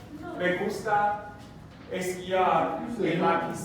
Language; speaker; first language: Spanish; non-native, fluent; English